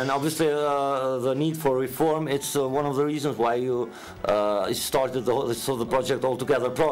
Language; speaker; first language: English; non-native, fluent; Albanian